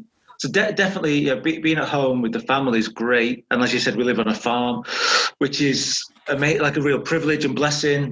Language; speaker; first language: English; native; English